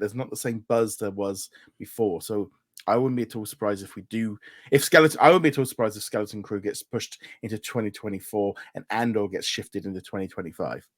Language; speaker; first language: English; native; English